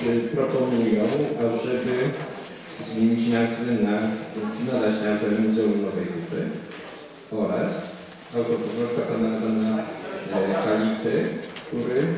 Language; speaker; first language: Polish; native; Polish